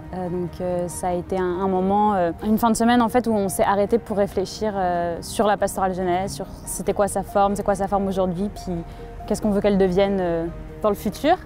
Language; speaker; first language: French; native; French